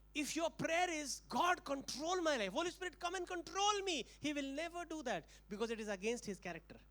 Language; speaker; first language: English; non-native, local second language; Marathi